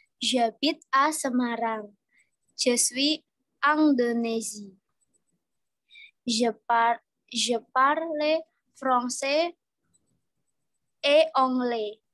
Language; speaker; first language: French; non-native, fluent; Indonesian